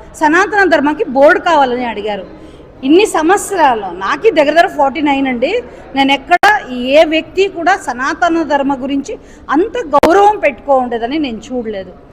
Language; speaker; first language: Telugu; native; Telugu